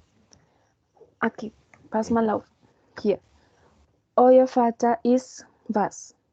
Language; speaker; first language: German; non-native, fluent; Spanish